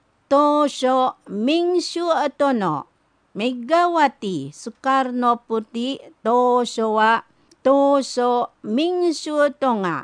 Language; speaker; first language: Japanese; non-native, fluent; Indonesian